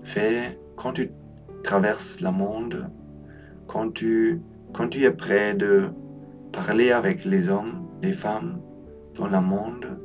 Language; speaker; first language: French; non-native, learner; Polish